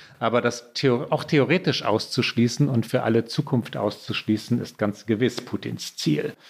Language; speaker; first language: German; native; German